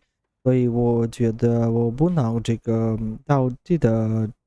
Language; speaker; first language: Chinese; non-native, learner; Russian